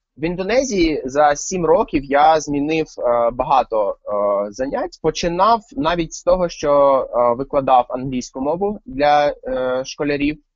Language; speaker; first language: Ukrainian; native; Ukrainian